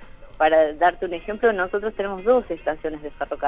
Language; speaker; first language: Spanish; native; Spanish